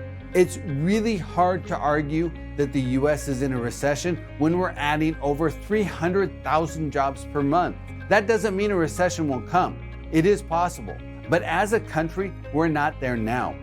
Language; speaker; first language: English; native; English